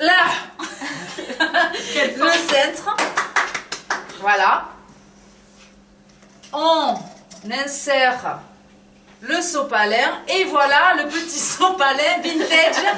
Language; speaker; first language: French; native; French